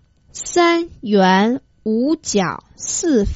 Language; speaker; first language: Croatian; non-native, fluent; Chinese